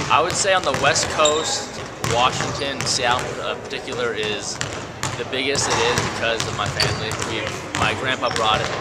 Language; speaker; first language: English; native; English